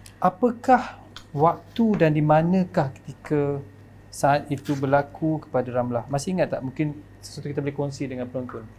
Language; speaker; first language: Malay; native; Malay